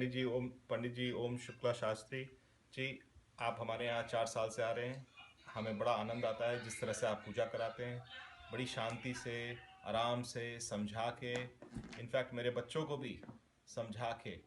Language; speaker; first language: Hindi; native; Hindi